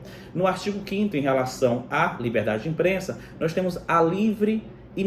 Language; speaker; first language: Portuguese; native; Portuguese